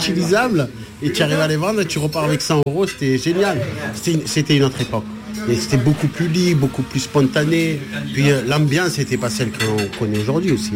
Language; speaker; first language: French; early bilingual, other home language; Arabic